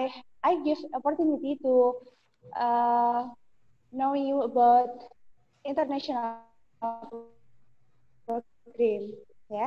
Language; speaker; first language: English; non-native, learner; Indonesian